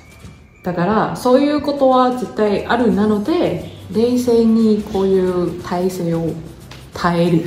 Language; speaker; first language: Japanese; non-native, learner; Chinese